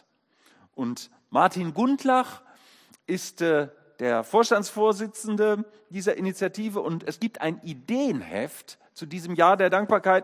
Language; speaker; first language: German; native; German